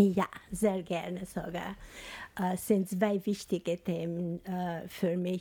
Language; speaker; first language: German; non-native, learner; Albanian